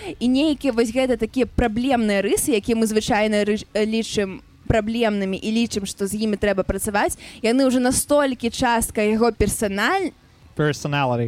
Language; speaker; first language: Belarusian; non-native, local second language; Russian